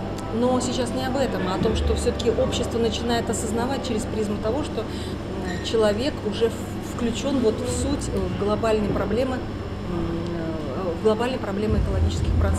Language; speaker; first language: Russian; native; Russian